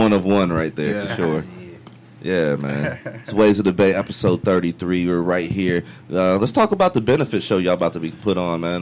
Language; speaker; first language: English; native; English